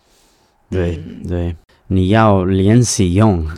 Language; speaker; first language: Chinese; non-native, learner; English